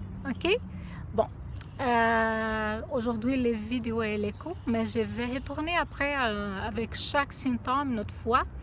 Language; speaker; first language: French; non-native, fluent; Portuguese